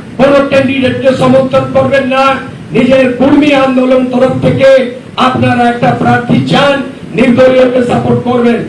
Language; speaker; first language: Bangla; non-native, local second language; Santali